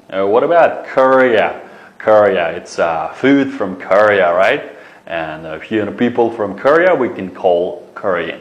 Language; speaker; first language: English; non-native, fluent; Uyghur